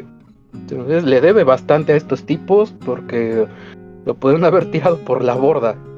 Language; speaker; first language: Spanish; native; Spanish